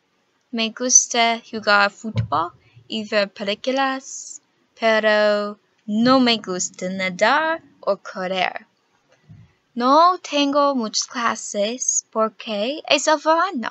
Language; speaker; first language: Spanish; non-native, learner; English